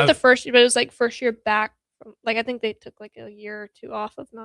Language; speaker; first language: English; native; English